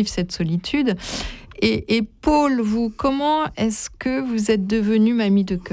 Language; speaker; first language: French; native; French